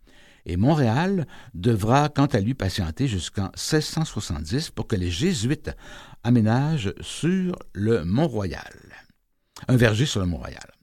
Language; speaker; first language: French; native; French